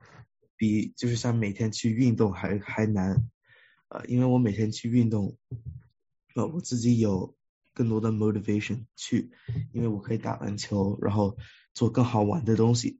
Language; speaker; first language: Chinese; early bilingual, heritage; Chinese